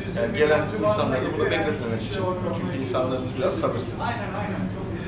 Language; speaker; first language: Turkish; native; Turkish